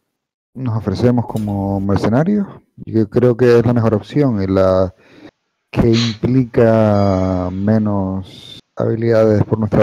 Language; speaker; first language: Spanish; native; Spanish